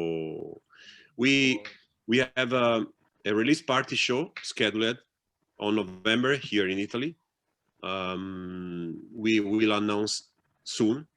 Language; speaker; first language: English; non-native, fluent; Italian